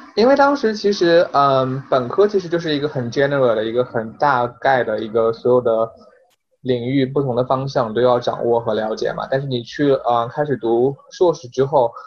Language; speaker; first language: Chinese; native; Chinese